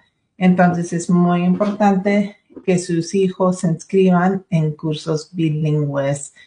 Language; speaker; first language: Spanish; early bilingual, other home language; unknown